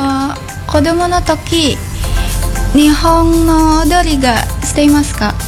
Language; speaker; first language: Japanese; non-native, learner; Indonesian